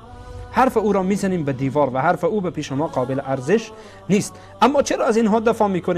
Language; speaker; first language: Persian; native; Persian